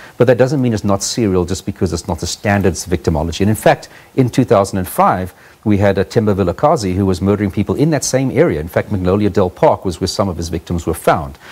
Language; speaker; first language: English; native; English